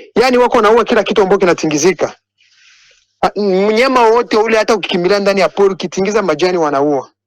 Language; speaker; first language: Swahili; non-native, local second language; Kinyarwanda